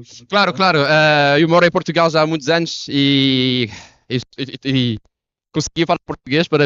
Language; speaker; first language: Portuguese; non-native, fluent; French